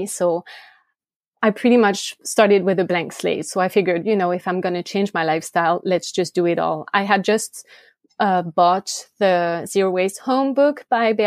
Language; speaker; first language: English; non-native, fluent; French